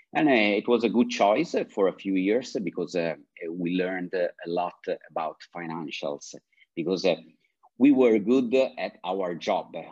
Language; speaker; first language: English; non-native, fluent; Italian